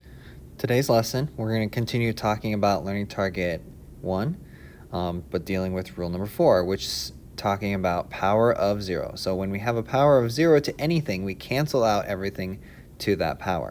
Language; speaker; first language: English; native; English